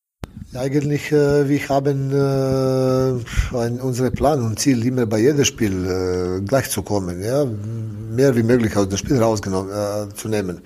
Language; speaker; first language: German; non-native, learner; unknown